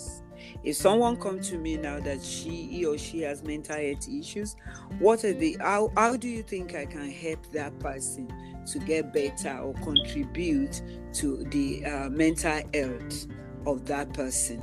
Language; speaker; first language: English; non-native, local second language; Yoruba